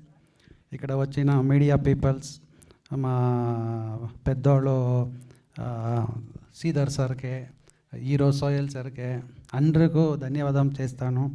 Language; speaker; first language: Telugu; non-native, learner; Kannada